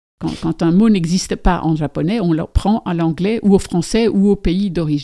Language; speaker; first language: French; native; French